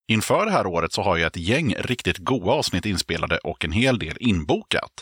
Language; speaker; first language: Swedish; native; Swedish